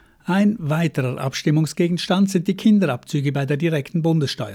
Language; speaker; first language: German; native; German